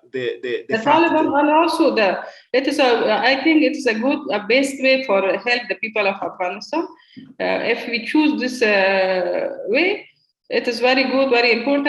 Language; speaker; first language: English; non-native, learner; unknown